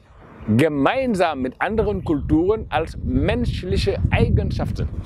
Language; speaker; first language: German; non-native, fluent; Wolof